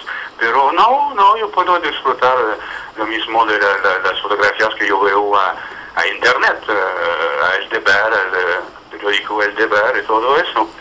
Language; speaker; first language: Spanish; non-native, fluent; French